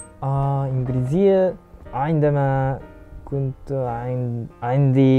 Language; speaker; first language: Arabic; non-native, learner; Japanese